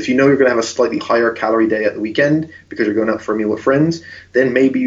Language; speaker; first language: English; native; English